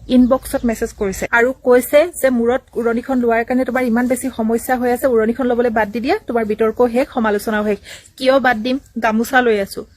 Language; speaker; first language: Assamese; non-native, local second language; Bodo